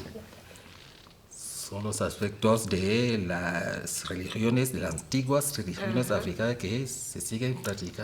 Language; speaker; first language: Spanish; non-native, fluent; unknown